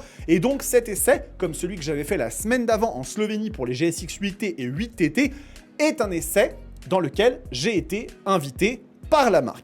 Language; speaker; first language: French; native; French